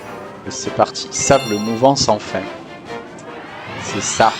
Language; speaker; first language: French; native; French